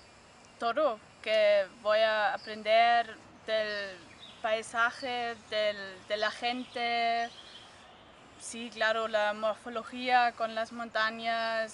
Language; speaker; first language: Spanish; non-native, learner; German